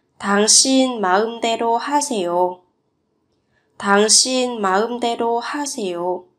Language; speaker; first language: Korean; non-native, fluent; Vietnamese